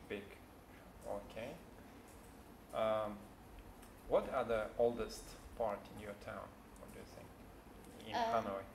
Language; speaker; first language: English; non-native, fluent; Vietnamese